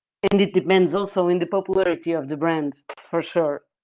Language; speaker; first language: English; non-native, fluent; Portuguese